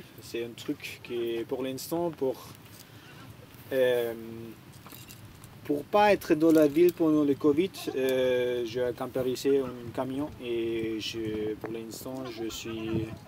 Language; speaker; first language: French; non-native, learner; German